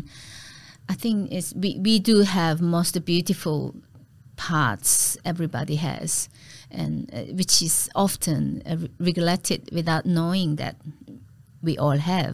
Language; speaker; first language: English; non-native, fluent; Korean